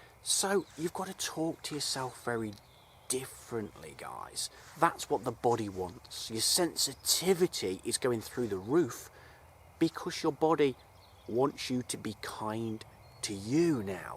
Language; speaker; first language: English; native; English